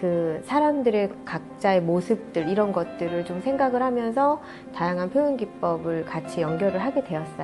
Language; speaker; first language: Korean; native; Korean